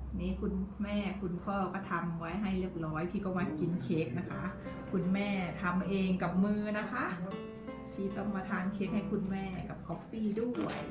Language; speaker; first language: Thai; native; Thai